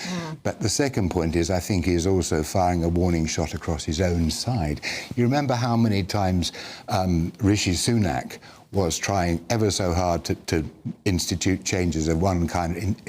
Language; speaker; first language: English; native; English